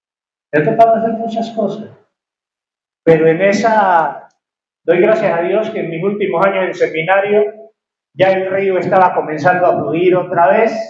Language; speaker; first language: Spanish; native; Spanish